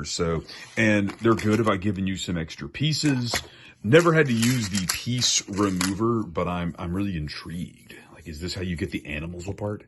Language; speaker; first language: English; native; English